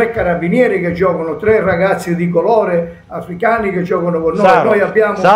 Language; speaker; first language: Italian; native; Italian